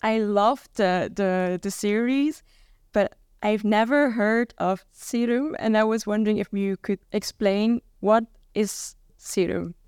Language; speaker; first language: English; non-native, fluent; Dutch